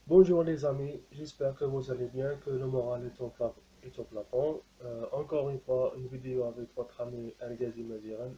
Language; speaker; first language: French; non-native, local second language; Arabic